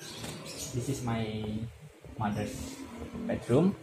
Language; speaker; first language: English; non-native, learner; Indonesian